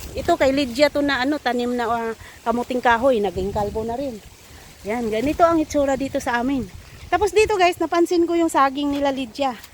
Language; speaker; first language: Filipino; non-native, local second language; Cebuano